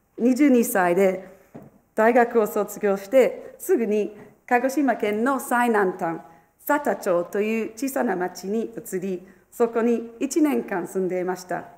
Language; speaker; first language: Japanese; non-native, fluent; English